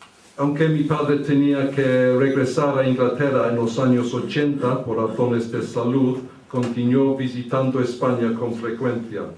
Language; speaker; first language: Spanish; early bilingual, heritage; English